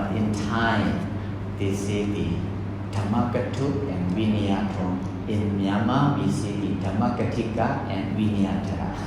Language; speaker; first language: English; non-native, fluent; Burmese